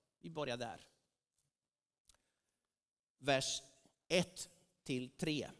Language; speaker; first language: Swedish; non-native, fluent; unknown